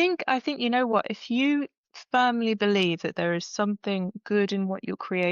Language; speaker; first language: English; native; English